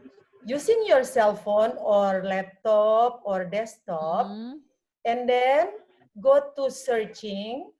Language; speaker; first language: English; non-native, fluent; Indonesian